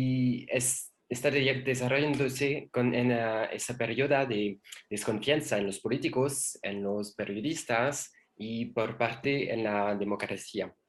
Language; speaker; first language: Spanish; non-native, learner; French